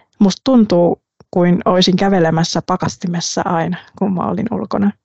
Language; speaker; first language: Finnish; non-native, fluent; Vietnamese